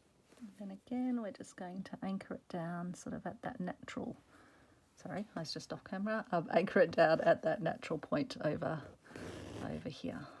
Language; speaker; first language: English; native; English